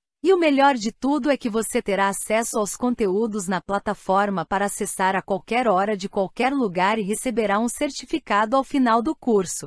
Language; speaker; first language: Portuguese; native; Portuguese